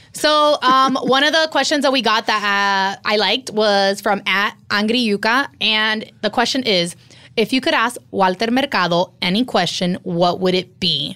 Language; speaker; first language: English; native; English